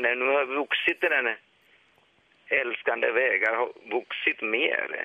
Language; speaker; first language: Swedish; non-native, fluent; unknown